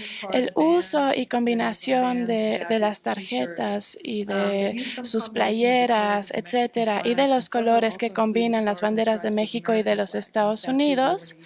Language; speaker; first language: Spanish; non-native, fluent; English